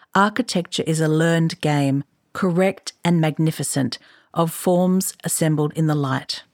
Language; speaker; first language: English; native; English